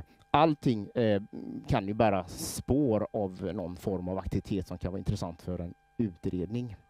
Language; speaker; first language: Swedish; native; Swedish